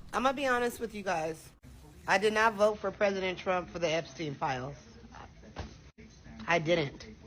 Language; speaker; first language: English; native; English